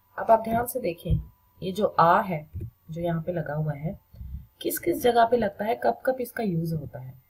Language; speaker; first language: Hindi; native; Hindi